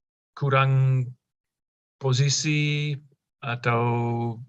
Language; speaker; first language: Indonesian; non-native, fluent; English